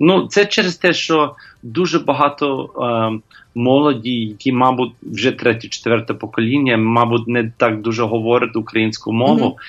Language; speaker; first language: Ukrainian; non-native, learner; English